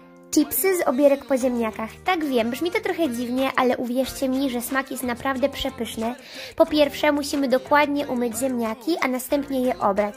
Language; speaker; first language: Polish; native; Polish